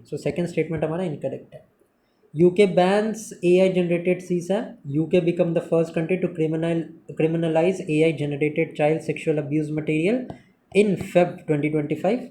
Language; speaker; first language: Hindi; native; Hindi